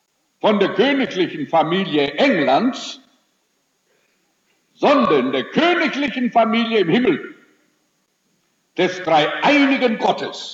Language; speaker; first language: German; early bilingual, heritage; German